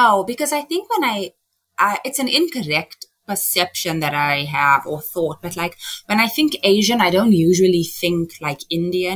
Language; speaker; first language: English; native; English